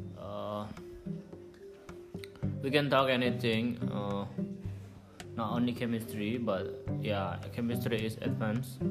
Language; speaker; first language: English; non-native, fluent; Indonesian